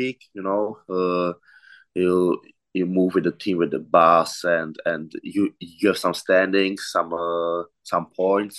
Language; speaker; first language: English; non-native, learner; Czech